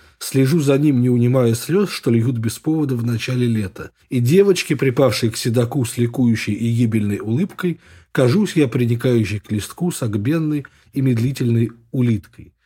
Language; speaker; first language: Russian; native; Russian